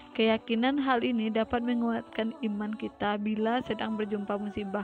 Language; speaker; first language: Indonesian; native; Indonesian